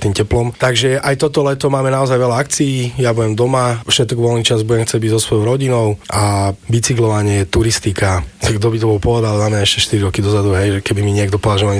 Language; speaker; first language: Slovak; native; Slovak